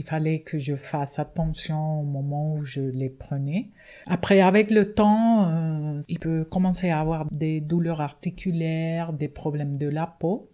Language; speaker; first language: French; non-native, fluent; Spanish